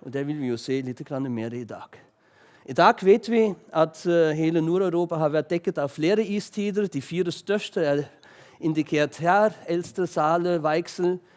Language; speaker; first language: Norwegian; non-native, fluent; German